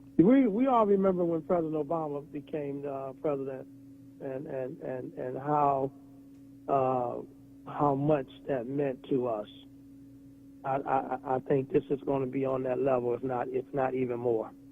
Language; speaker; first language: English; native; English